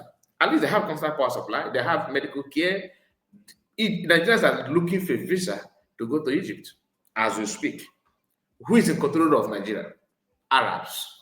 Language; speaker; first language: English; non-native, local second language; Igbo